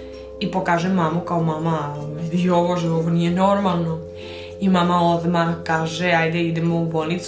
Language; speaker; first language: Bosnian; early bilingual, heritage; Spanish